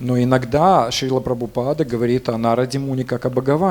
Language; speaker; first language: Russian; native; Russian